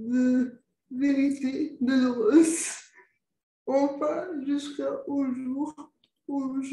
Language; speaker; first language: French; non-native, local second language; Arabic